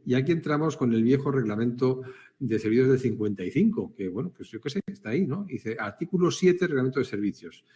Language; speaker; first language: Spanish; native; Spanish